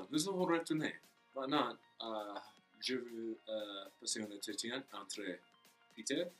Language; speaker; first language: French; non-native, learner; English